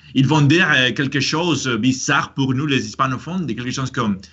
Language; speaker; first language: French; non-native, fluent; Spanish